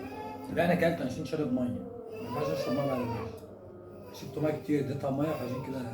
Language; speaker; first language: Arabic; native; Arabic